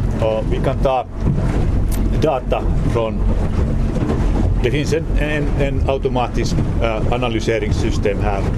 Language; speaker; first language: Swedish; non-native, local second language; Finnish